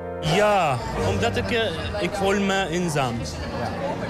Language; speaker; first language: Dutch; non-native, learner; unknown